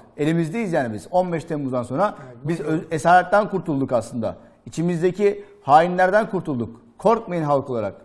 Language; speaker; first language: Turkish; native; Turkish